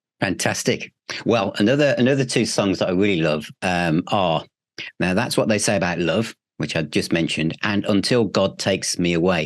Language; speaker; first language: English; native; English